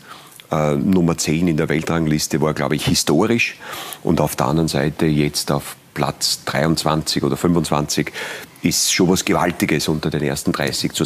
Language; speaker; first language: German; native; German